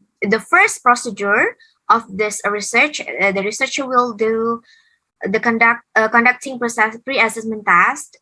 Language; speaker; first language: English; non-native, learner; Indonesian